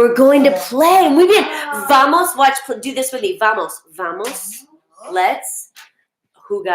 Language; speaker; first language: Spanish; non-native, fluent; English